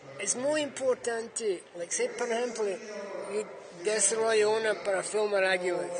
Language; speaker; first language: Spanish; non-native, learner; English